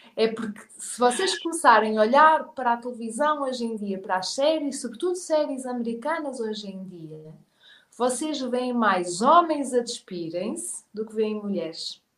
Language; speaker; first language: Portuguese; native; Portuguese